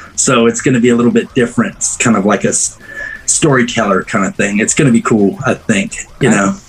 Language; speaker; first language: English; native; English